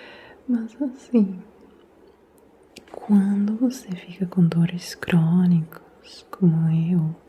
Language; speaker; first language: Portuguese; non-native, fluent; Italian